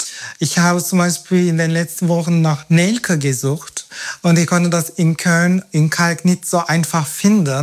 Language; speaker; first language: German; non-native, fluent; Turkish